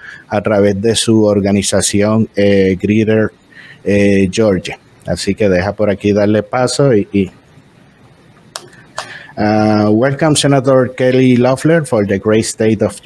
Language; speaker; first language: Spanish; native; Spanish